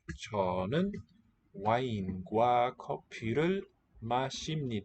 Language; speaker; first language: Korean; non-native, learner; English